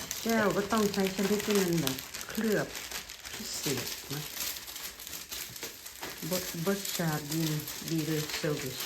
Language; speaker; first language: Norwegian; non-native, learner; Thai